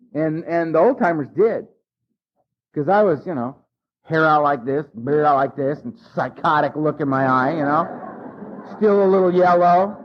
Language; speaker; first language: English; native; English